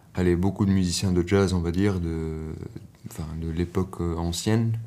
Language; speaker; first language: French; non-native, local second language; Arabic